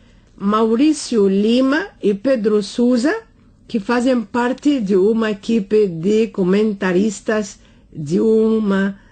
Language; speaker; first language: Portuguese; non-native, fluent; Arabic